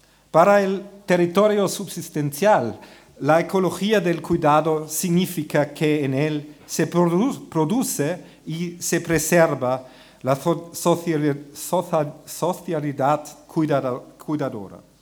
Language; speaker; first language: Spanish; non-native, learner; German